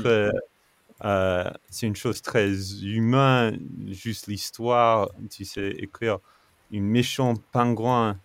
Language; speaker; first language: French; non-native, fluent; English